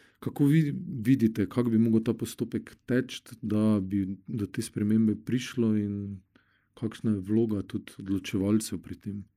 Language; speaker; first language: Slovenian; native; Slovenian